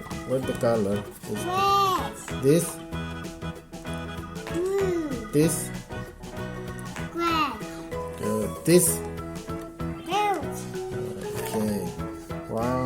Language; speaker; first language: English; non-native, learner; Indonesian